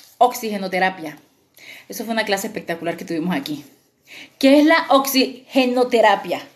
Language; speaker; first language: Spanish; native; Spanish